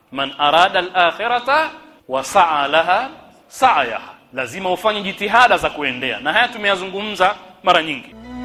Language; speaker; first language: Swahili; native; Swahili